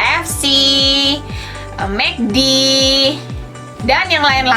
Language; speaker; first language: Indonesian; native; Indonesian